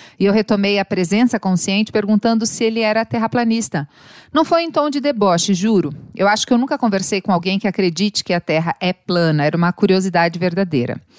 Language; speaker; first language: Portuguese; native; Portuguese